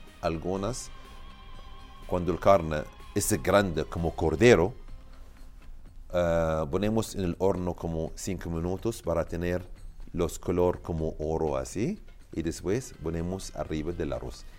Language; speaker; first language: Spanish; non-native, learner; Arabic